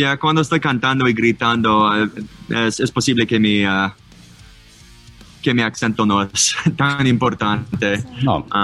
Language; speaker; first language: Spanish; non-native, learner; English